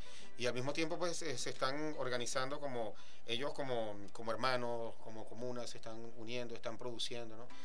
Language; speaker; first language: Spanish; native; Spanish